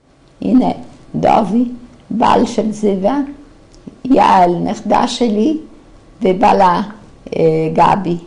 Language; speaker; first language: Hebrew; non-native, fluent; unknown